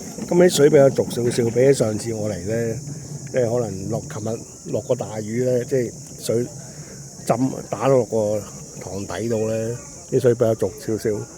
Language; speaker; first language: Chinese; native; Chinese